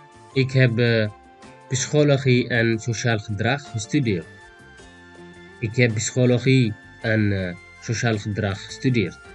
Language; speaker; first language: Dutch; non-native, fluent; Tigrinya